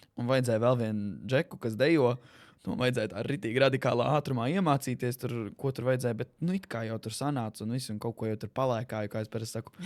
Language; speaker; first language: Latvian; native; Latvian